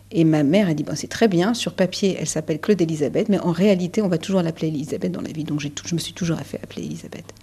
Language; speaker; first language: French; native; French